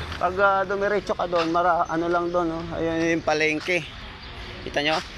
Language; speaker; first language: Filipino; non-native, local second language; Bikol